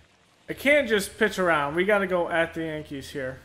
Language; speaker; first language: English; native; English